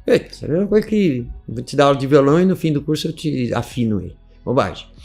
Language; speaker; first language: Portuguese; native; Portuguese